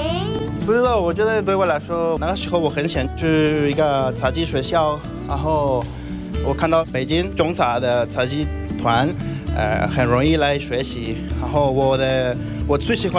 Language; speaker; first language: Chinese; non-native, fluent; Spanish